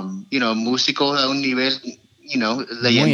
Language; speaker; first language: Spanish; early bilingual, heritage; Spanish